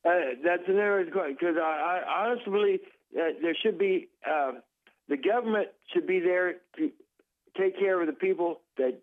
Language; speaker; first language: English; native; English